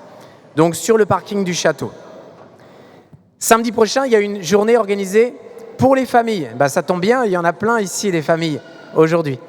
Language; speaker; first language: French; native; French